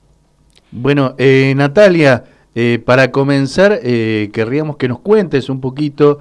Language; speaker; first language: Spanish; native; Spanish